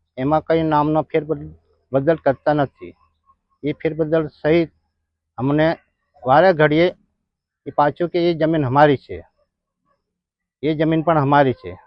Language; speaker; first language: Gujarati; native; Gujarati